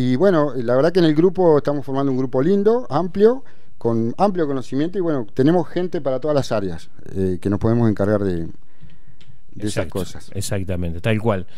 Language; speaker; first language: Spanish; native; Spanish